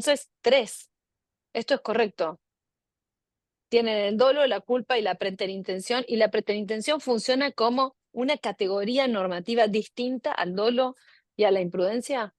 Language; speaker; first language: Spanish; native; Spanish